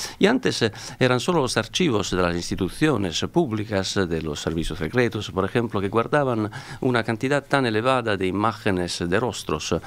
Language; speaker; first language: Spanish; non-native, fluent; Italian